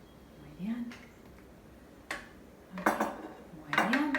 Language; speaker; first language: Spanish; non-native, learner; English